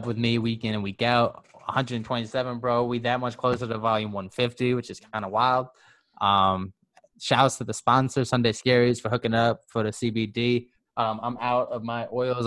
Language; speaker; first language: English; native; English